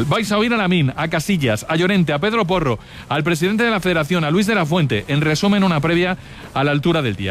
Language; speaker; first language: Spanish; native; Spanish